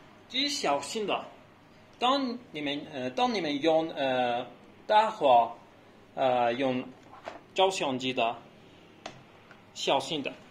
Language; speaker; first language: Chinese; non-native, learner; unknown